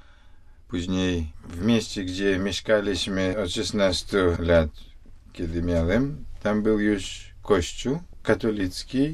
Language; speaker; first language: Polish; non-native, fluent; Russian